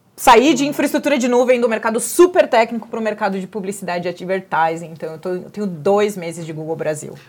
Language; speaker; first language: Portuguese; native; Portuguese